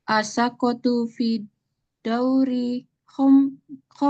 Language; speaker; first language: Arabic; non-native, learner; Indonesian